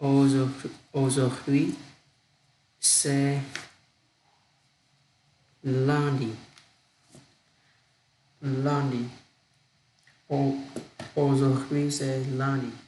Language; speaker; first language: French; non-native, learner; Vietnamese